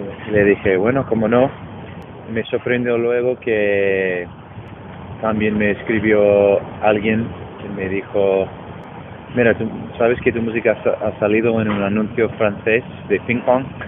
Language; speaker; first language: Spanish; non-native, fluent; English